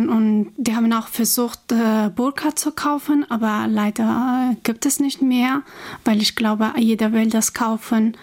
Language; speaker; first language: German; non-native, fluent; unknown